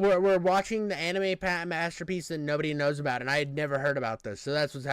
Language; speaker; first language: English; native; English